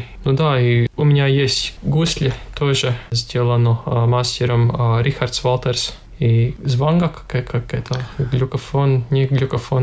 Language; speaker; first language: Russian; non-native, local second language; Latvian